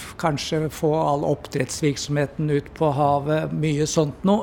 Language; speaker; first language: Norwegian; native; Norwegian